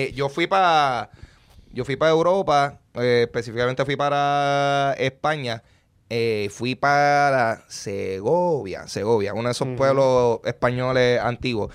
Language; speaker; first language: Spanish; native; Spanish